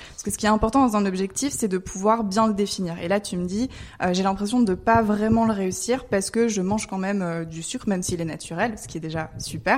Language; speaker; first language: French; native; French